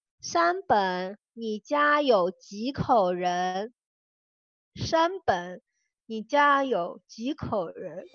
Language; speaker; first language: Chinese; non-native, fluent; English